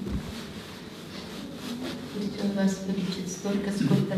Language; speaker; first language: Russian; native; Russian